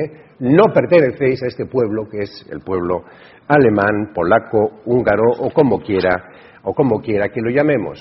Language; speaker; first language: Spanish; native; Spanish